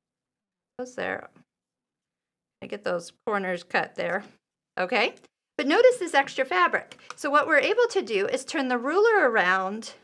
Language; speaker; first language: English; native; English